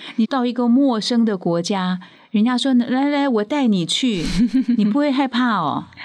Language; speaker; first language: Chinese; native; Chinese